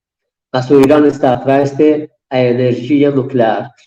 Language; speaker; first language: Portuguese; non-native, fluent; Persian